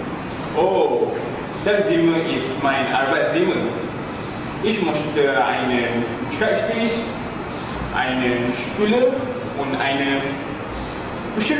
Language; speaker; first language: German; non-native, learner; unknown